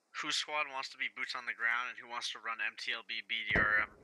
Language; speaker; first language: English; native; English